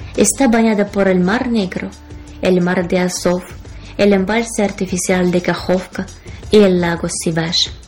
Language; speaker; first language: Spanish; non-native, fluent; Ukrainian